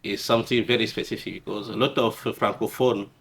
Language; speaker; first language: English; non-native, local second language; French